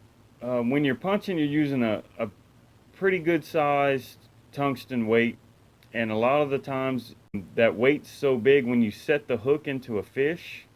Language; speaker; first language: English; native; English